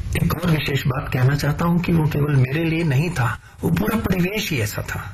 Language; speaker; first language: Hindi; non-native, local second language; Punjabi